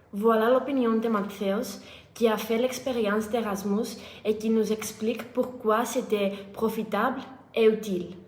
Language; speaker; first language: French; non-native, fluent; Greek